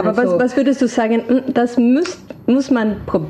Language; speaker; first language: German; non-native, learner; Spanish